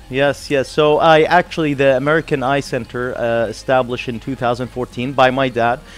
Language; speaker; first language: English; non-native, fluent; Arabic